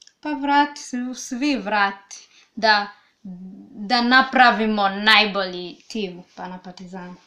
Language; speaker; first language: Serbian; non-native, learner; English